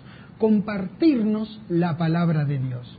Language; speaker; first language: Spanish; native; Spanish